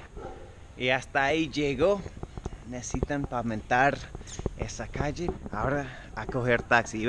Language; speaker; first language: Spanish; native; Spanish